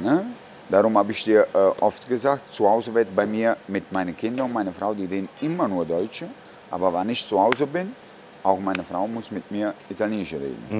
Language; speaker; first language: German; non-native, fluent; Italian